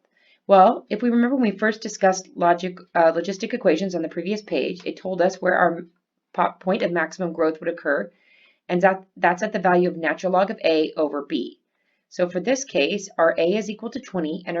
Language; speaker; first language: English; native; English